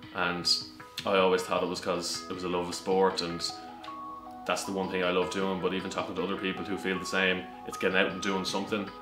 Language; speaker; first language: English; native; English